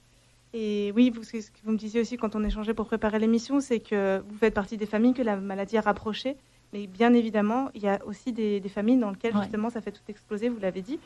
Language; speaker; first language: French; native; French